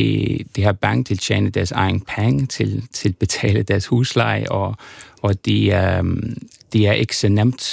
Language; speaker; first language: Danish; non-native, learner; English